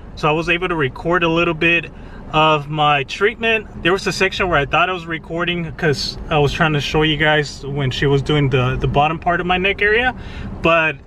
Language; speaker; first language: English; early bilingual, other home language; Spanish